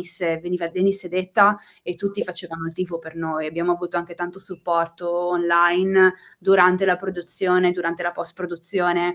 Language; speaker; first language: Italian; native; Italian